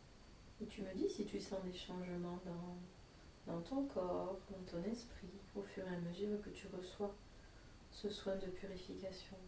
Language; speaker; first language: French; native; French